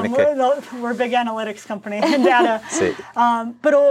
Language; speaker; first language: Spanish; early bilingual, heritage; Spanish